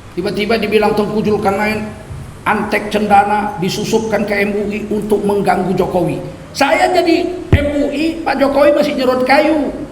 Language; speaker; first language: Indonesian; native; Indonesian